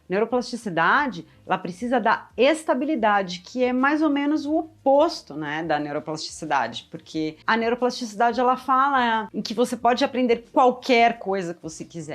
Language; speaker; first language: Portuguese; native; Portuguese